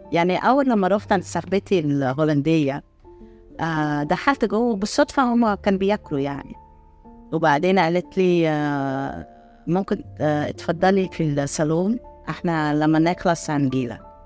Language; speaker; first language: Arabic; non-native, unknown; Italian